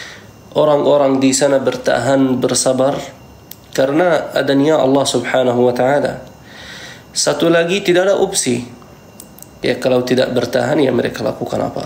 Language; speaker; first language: Indonesian; non-native, fluent; Arabic